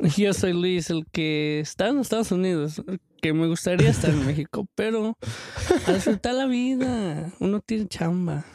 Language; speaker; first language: Spanish; early bilingual, other home language; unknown